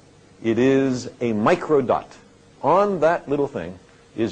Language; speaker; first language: English; native; English